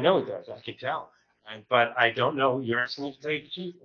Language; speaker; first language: English; native; English